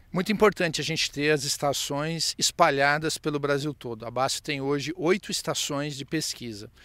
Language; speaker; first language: Portuguese; native; Portuguese